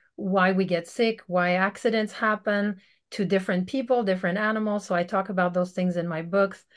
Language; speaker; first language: English; native; English